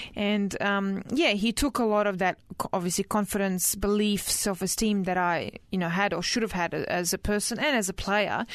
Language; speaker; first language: English; early bilingual, other home language; Croatian